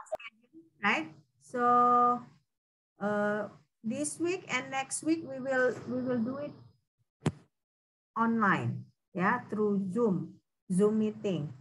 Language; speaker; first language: English; non-native, fluent; Indonesian